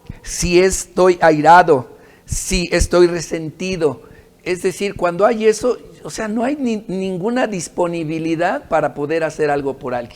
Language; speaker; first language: Spanish; native; Spanish